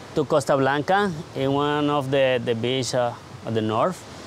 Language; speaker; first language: English; non-native, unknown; Spanish